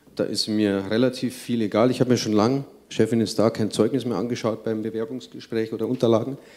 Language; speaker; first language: German; native; German